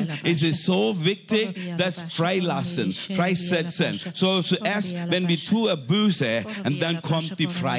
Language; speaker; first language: German; non-native, learner; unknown